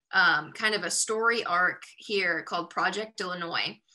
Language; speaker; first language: English; native; English